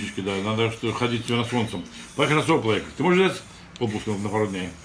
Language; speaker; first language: Russian; native; Russian